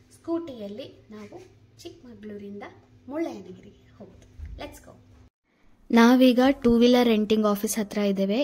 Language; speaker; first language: Kannada; native; Kannada